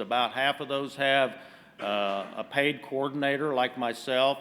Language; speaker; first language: English; native; English